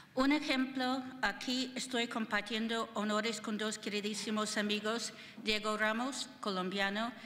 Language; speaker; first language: Spanish; non-native, fluent; English